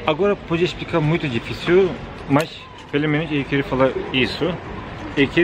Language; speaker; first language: Portuguese; non-native, learner; Turkish